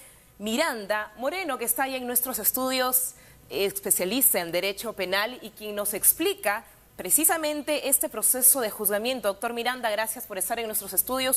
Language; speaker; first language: Spanish; native; Spanish